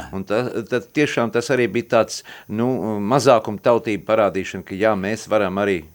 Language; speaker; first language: Latvian; native; Latvian